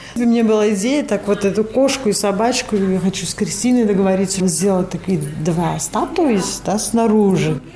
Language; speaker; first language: Russian; non-native, local second language; Latvian